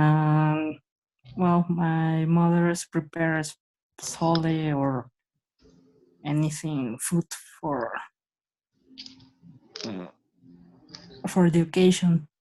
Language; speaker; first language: English; non-native, learner; Spanish